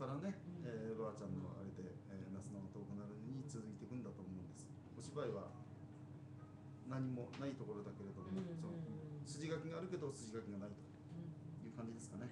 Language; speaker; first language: Japanese; native; Japanese